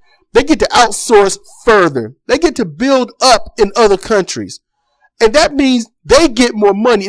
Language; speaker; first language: English; native; English